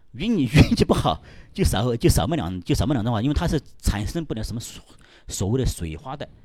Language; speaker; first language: Chinese; native; Chinese